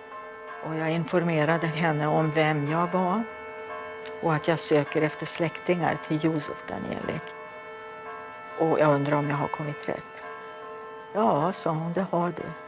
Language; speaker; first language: Swedish; early bilingual, other home language; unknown